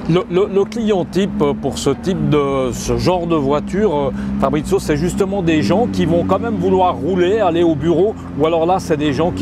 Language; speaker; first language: French; native; French